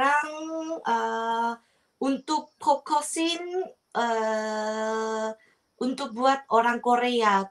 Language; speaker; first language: Indonesian; non-native, fluent; Korean